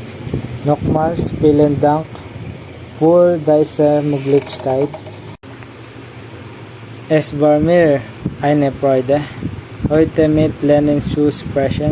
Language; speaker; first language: German; non-native, learner; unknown